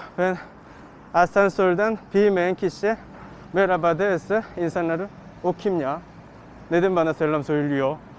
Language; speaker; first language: Turkish; non-native, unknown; Korean